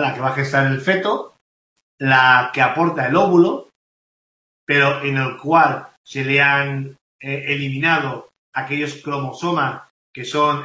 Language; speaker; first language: Spanish; native; Spanish